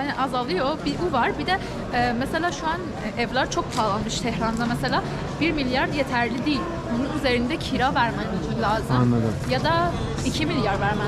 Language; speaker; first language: Turkish; non-native, fluent; Persian